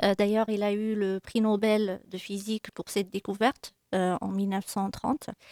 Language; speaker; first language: French; non-native, local second language; Arabic